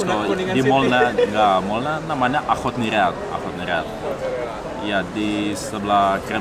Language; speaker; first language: Indonesian; non-native, learner; Russian